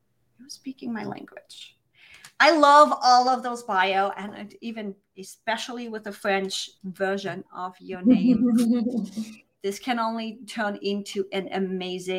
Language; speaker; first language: English; non-native, fluent; German